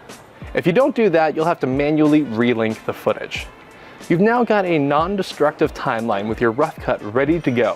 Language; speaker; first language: English; native; English